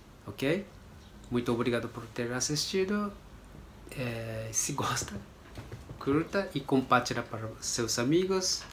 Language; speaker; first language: Portuguese; non-native, learner; Japanese